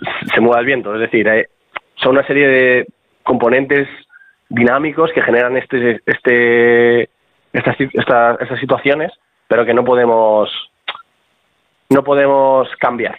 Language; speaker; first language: Spanish; native; Spanish